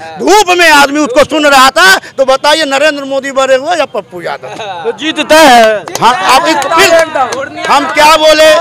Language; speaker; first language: Hindi; native; Hindi